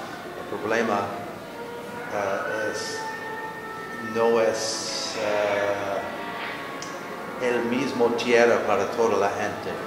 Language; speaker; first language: Spanish; non-native, learner; English